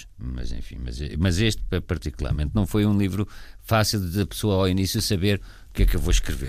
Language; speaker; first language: Portuguese; native; Portuguese